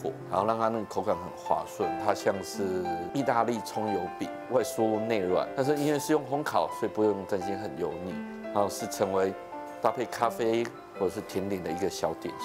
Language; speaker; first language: Chinese; native; Chinese